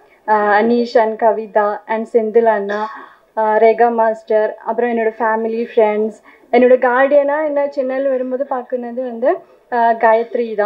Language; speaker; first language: Tamil; non-native, learner; Malayalam